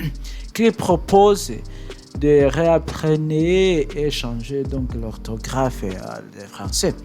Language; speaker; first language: French; non-native, learner; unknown